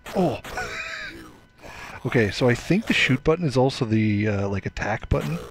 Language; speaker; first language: English; native; English